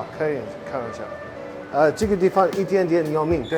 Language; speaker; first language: Chinese; non-native, learner; English